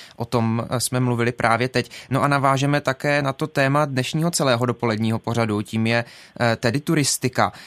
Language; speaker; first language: Czech; native; Czech